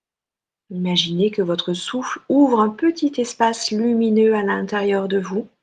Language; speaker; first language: French; native; French